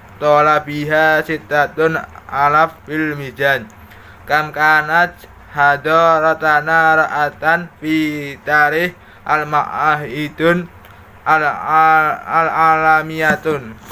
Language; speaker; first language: Arabic; non-native, learner; Indonesian